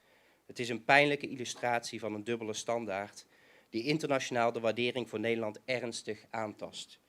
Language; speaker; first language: Dutch; native; Dutch